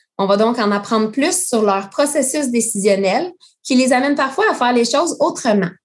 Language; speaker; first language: French; native; French